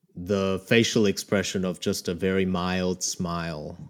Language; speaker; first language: English; early bilingual, other home language; Korean